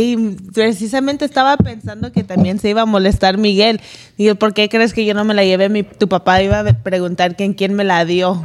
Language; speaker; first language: Spanish; early bilingual, heritage; Spanish